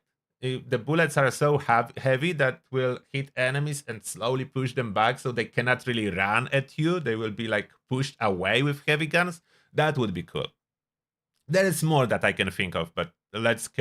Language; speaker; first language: English; non-native, fluent; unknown